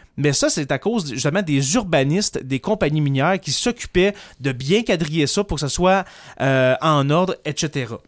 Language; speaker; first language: French; native; French